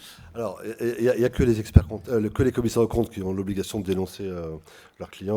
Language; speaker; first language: French; native; French